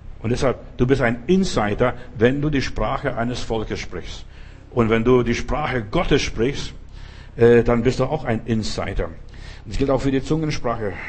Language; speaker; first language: German; non-native, fluent; Lithuanian